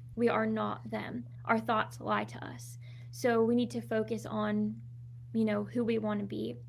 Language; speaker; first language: English; native; English